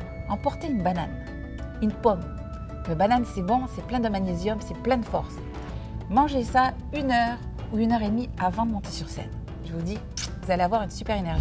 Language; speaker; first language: French; native; French